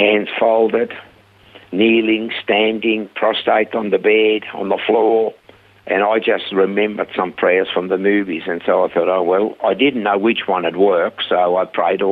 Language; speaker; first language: English; non-native, fluent; Swiss German